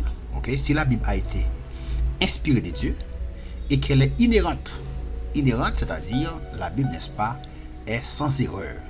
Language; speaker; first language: French; non-native, local second language; Haitian Creole